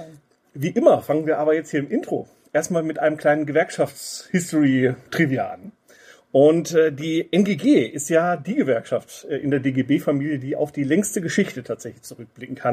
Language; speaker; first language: German; native; German